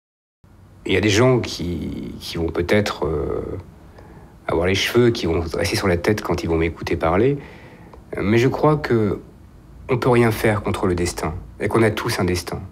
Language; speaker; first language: French; native; French